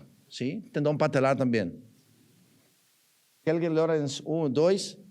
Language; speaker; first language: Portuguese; non-native, learner; Spanish